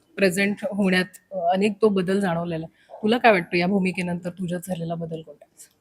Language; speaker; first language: Marathi; native; Marathi